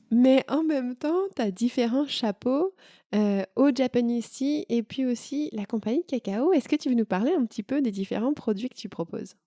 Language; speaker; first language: French; native; French